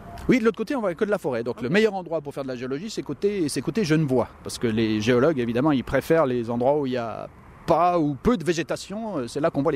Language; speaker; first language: French; native; French